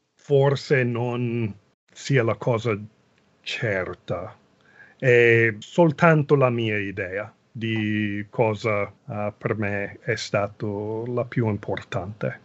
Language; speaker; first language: Italian; non-native, fluent; English